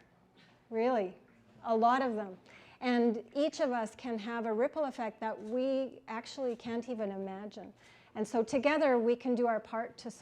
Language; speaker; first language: English; native; English